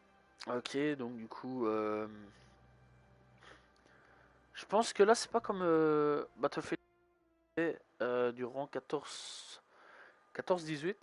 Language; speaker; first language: French; native; French